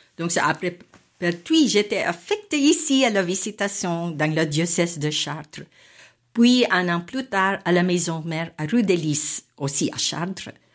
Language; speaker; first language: French; non-native, fluent; Filipino